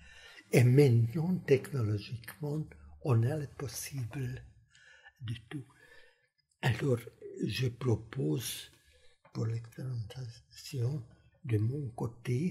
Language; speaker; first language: French; non-native, fluent; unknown